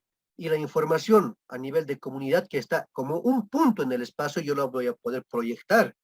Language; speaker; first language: Spanish; native; Spanish